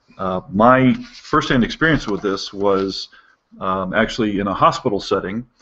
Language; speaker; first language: English; native; English